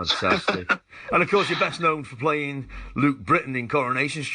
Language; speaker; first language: English; native; English